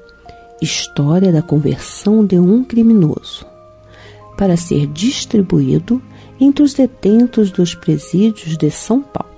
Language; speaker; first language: Portuguese; native; Portuguese